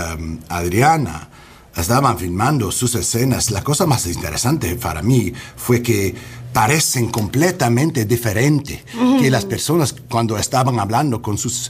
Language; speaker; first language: Spanish; non-native, learner; English